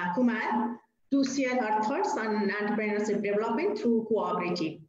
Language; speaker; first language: English; non-native, local second language; Nepali